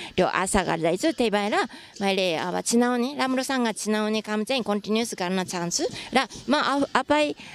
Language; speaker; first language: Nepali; non-native, fluent; Japanese